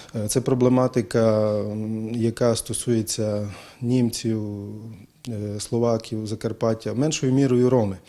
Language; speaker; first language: Ukrainian; native; Ukrainian